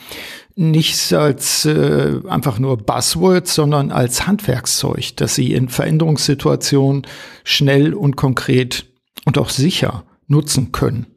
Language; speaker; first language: German; native; German